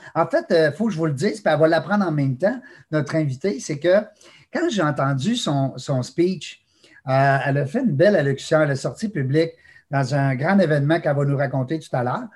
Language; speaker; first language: French; native; French